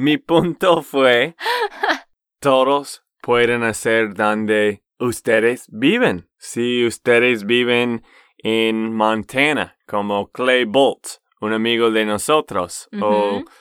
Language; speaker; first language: Spanish; non-native, fluent; English